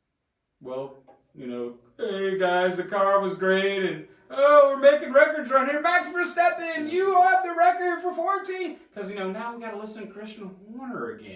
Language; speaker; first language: English; native; English